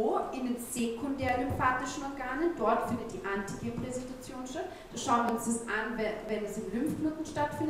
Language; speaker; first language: German; native; German